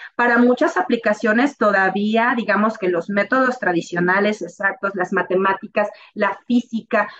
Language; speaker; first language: Spanish; native; Spanish